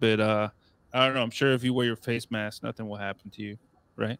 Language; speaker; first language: English; non-native, fluent; Spanish